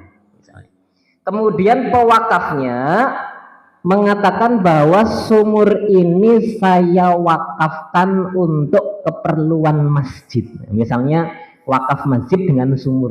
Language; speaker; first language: Indonesian; native; Indonesian